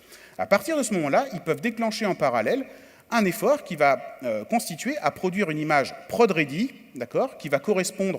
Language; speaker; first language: French; native; French